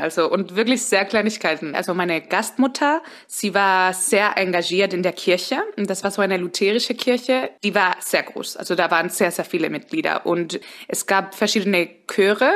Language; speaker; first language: German; early bilingual, heritage; Spanish